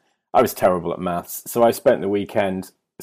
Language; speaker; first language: English; native; English